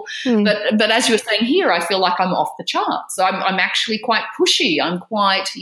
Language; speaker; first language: English; native; English